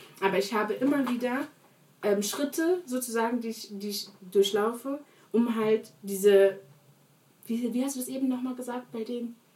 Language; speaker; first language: German; early bilingual, other home language; Portuguese